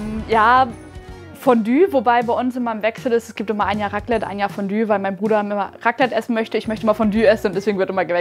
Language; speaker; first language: German; native; German